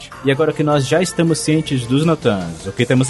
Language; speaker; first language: Portuguese; native; Portuguese